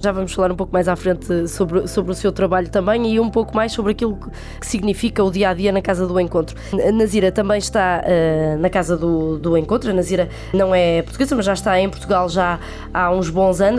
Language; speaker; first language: Portuguese; native; Portuguese